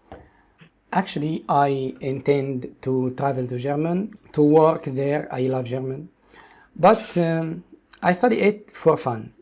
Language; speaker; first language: English; non-native, local second language; Arabic